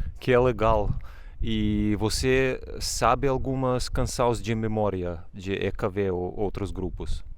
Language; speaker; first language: Portuguese; non-native, fluent; Serbian